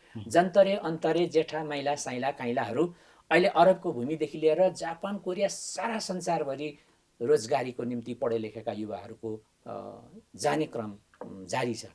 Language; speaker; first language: Nepali; non-native, local second language; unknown